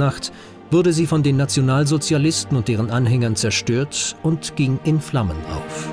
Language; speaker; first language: German; native; German